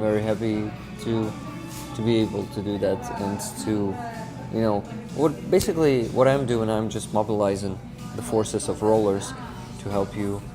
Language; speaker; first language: English; non-native, fluent; Ukrainian